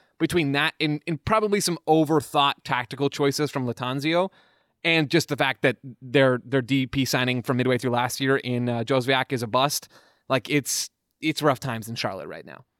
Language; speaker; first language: English; native; English